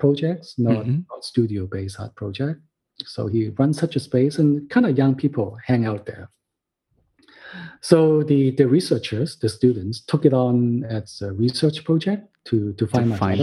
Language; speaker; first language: English; non-native, local second language; Cantonese